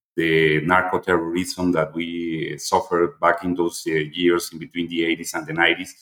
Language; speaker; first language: English; non-native, fluent; Spanish